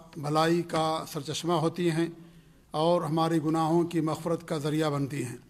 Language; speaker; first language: Urdu; native; Urdu